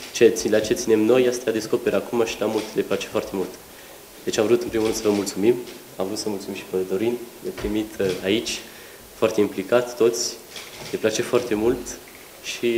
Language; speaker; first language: Romanian; non-native, local second language; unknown